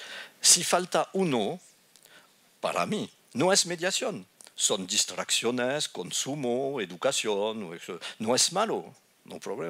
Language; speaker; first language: Spanish; non-native, fluent; French